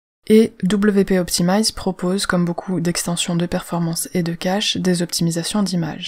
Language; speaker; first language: French; native; French